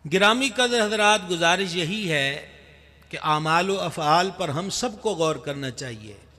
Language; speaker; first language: Urdu; non-native, local second language; Punjabi